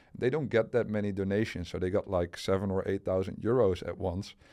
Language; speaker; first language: English; non-native, fluent; Dutch